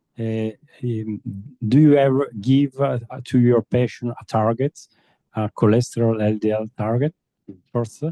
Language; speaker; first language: English; non-native, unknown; Italian